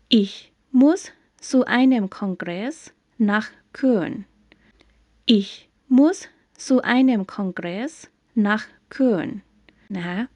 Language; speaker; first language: German; non-native, fluent; Thai